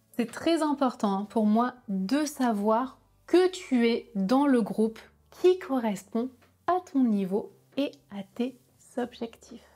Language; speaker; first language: French; native; French